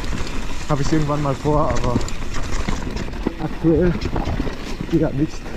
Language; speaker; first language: German; native; German